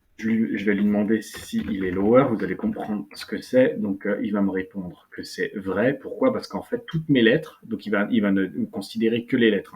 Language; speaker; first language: French; native; French